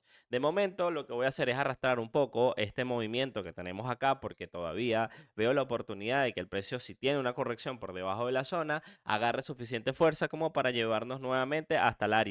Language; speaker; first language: Spanish; native; Spanish